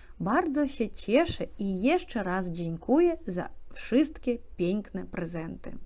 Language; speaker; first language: Polish; non-native, fluent; Russian